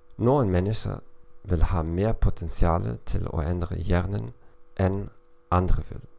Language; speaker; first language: Norwegian; non-native, learner; German